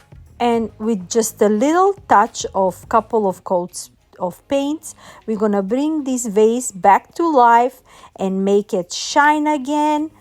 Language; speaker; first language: English; non-native, fluent; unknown